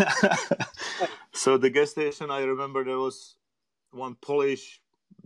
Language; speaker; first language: English; non-native, learner; Czech